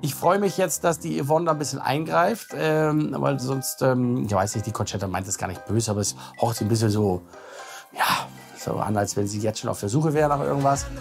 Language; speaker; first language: German; native; German